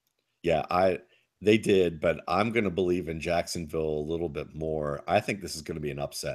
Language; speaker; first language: English; native; English